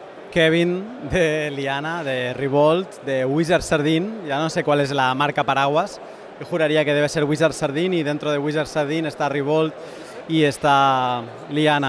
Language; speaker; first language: Spanish; native; Spanish